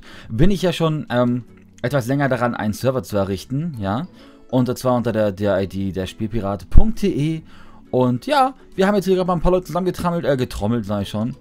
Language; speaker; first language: German; native; German